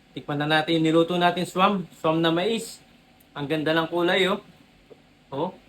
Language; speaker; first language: Filipino; non-native, local second language; Pampanga